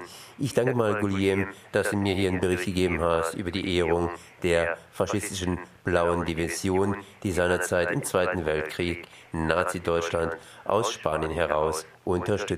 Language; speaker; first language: German; native; German